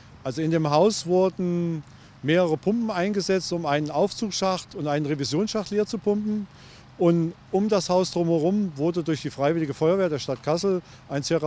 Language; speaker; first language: German; native; German